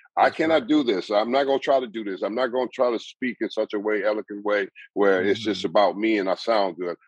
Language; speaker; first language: English; native; English